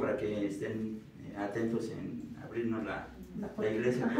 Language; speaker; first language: Spanish; native; Spanish